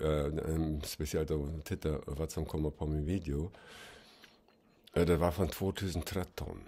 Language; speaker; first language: Swedish; non-native, fluent; German